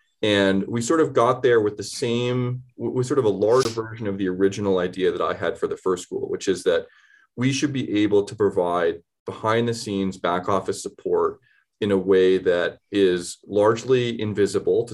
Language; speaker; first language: English; native; English